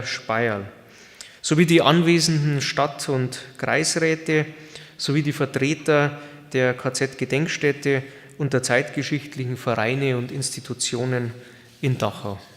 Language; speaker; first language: German; native; German